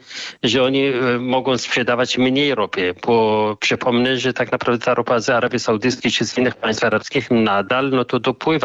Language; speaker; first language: Polish; non-native, fluent; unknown